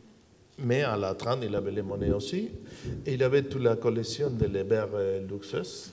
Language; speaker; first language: French; non-native, learner; Spanish